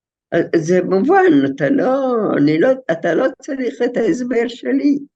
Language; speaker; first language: Hebrew; non-native, fluent; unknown